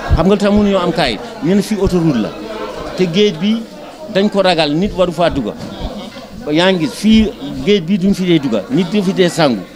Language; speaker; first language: Wolof; non-native, local second language; Fula